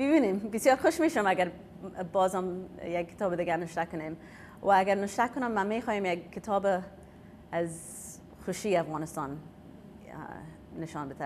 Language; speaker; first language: Persian; early bilingual, heritage; Persian